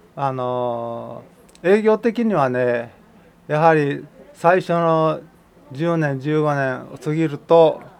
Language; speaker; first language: Japanese; native; Japanese